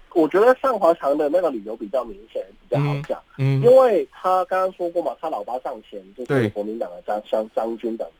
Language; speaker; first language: Chinese; non-native, fluent; Cantonese